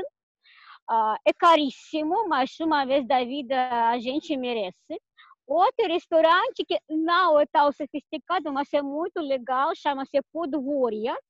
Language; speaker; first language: Portuguese; non-native, fluent; Russian